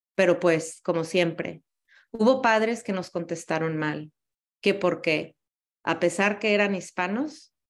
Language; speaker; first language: Spanish; early bilingual, heritage; Spanish